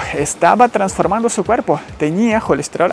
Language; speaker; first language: Spanish; non-native, fluent; Ukrainian